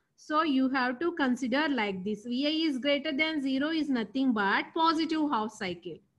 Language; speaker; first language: English; non-native, local second language; Telugu